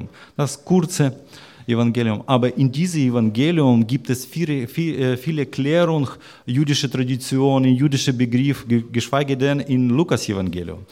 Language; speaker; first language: German; non-native, learner; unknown